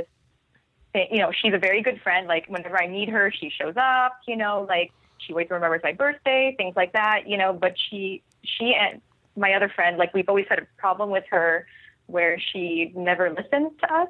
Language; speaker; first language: English; non-native, local second language; Filipino